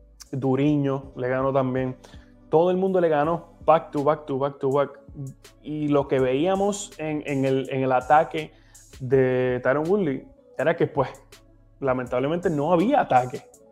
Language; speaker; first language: Spanish; native; Spanish